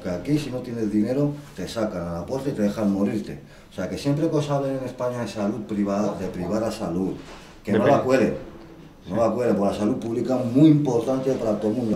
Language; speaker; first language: Spanish; non-native, fluent; Arabic